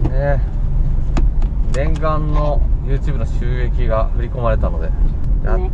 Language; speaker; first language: Japanese; native; Japanese